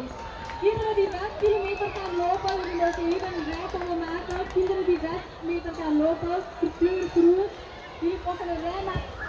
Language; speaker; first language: Dutch; non-native, learner; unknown